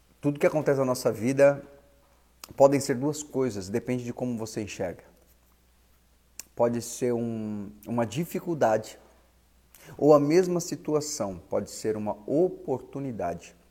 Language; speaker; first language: Portuguese; native; Portuguese